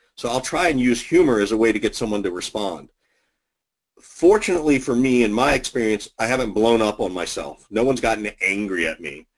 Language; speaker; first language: English; native; English